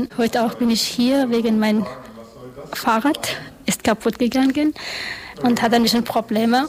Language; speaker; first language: German; non-native, learner; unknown